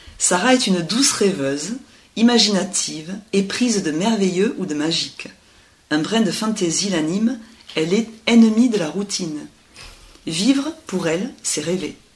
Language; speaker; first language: French; native; French